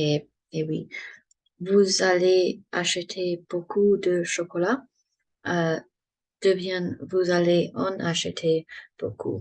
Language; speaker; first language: French; non-native, learner; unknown